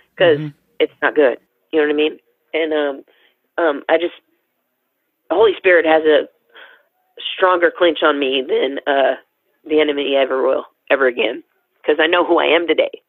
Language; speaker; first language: English; native; English